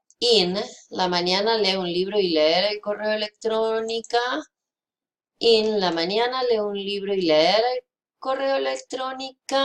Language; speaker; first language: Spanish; non-native, fluent; English